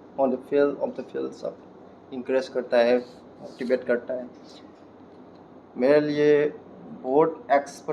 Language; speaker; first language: Hindi; non-native, local second language; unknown